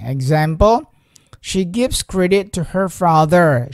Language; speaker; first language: English; non-native, fluent; Indonesian